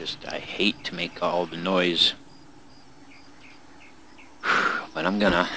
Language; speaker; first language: English; native; English